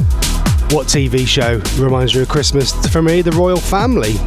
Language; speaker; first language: English; native; English